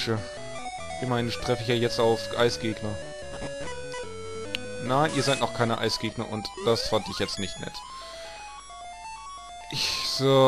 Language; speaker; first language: German; native; German